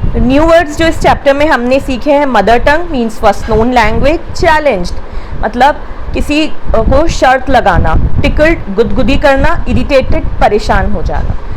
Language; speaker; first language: Hindi; native; Hindi